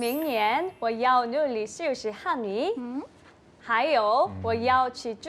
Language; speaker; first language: Chinese; non-native, learner; Korean